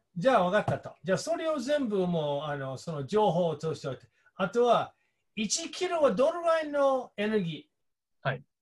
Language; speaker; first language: Japanese; non-native, fluent; English